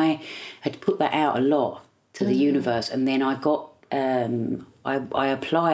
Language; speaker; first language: English; native; English